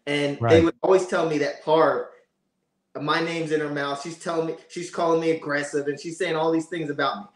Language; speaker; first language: English; native; English